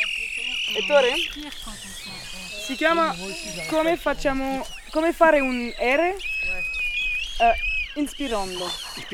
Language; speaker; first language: Italian; non-native, fluent; French